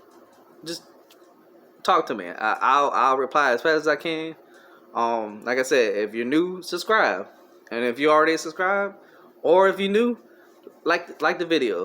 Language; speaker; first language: English; native; English